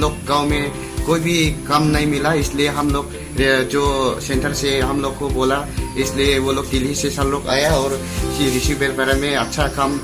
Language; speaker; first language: Hindi; non-native, local second language; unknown